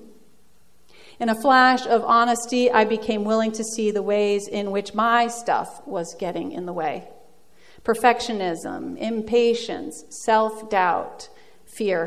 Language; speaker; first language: English; early bilingual, other home language; Dutch